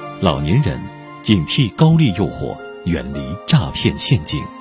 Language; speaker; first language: Chinese; native; Chinese